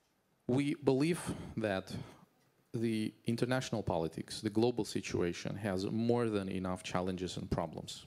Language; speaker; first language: English; non-native, fluent; Azerbaijani